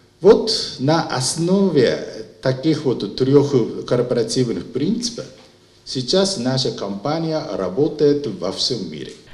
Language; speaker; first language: Russian; non-native, fluent; Japanese